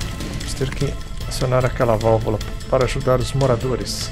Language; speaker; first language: Portuguese; native; Portuguese